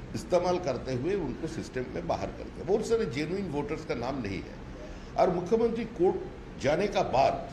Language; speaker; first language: Hindi; non-native, local second language; Bangla